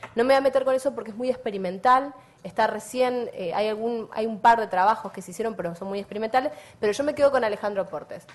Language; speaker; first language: Spanish; native; Spanish